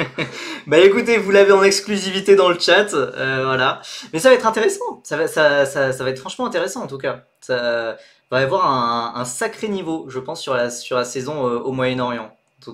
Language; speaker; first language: French; native; French